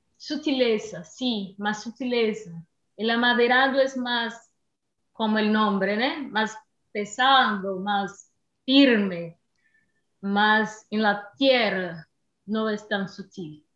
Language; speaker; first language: Spanish; non-native, learner; Portuguese